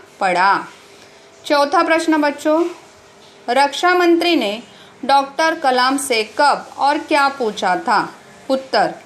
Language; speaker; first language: Hindi; non-native, local second language; Marathi